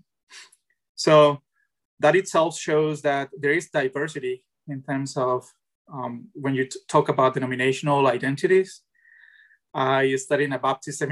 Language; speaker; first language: English; non-native, fluent; Spanish